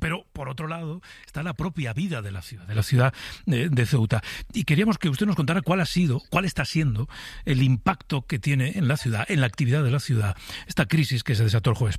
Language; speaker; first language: Spanish; native; Spanish